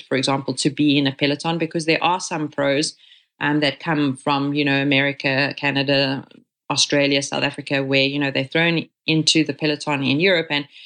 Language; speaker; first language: English; native; English